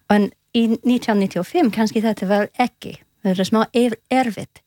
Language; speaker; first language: Icelandic; non-native, learner; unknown